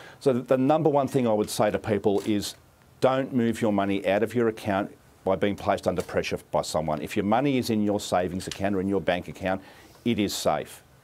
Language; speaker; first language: English; native; English